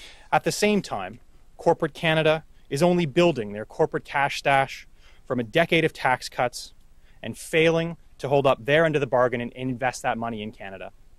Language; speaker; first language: English; native; English